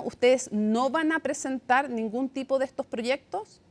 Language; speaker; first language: Spanish; native; Spanish